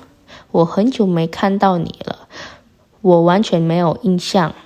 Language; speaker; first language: Chinese; non-native, fluent; Indonesian